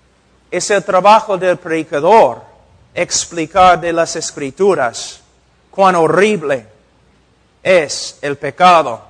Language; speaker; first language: Spanish; non-native, fluent; English